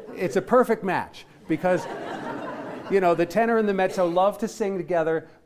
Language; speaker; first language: English; native; English